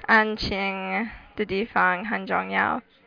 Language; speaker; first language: Chinese; non-native, learner; English